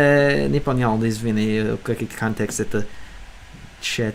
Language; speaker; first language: Russian; non-native, learner; English